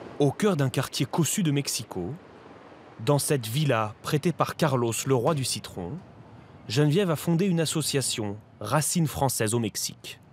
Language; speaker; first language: French; native; French